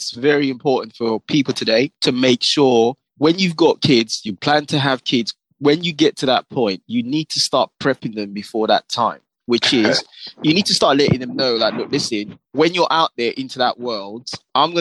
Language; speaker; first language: English; non-native, local second language; Yoruba